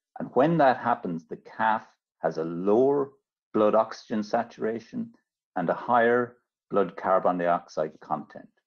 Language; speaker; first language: English; native; English